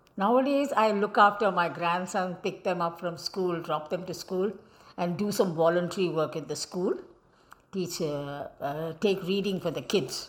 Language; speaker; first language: English; non-native, local second language; Malayalam